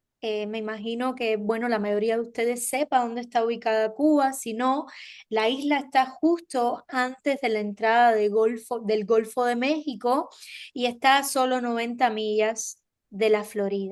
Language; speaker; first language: Spanish; native; Spanish